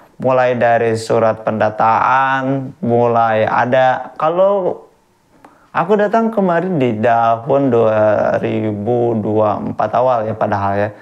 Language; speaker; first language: Indonesian; native; Indonesian